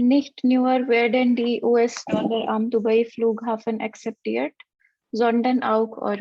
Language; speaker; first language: German; non-native, learner; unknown